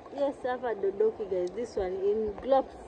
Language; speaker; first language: English; non-native, learner; Swahili